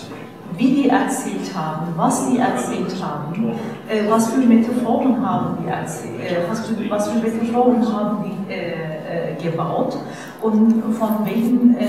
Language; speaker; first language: German; non-native, fluent; Turkish